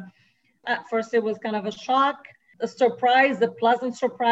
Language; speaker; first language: English; non-native, fluent; Arabic